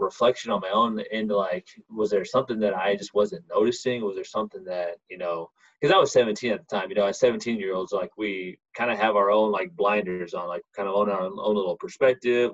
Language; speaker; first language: English; native; English